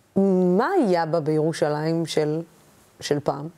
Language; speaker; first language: Hebrew; non-native, local second language; Arabic